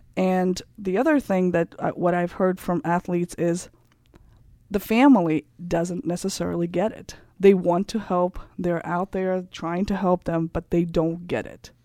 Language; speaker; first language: English; non-native, fluent; Kazakh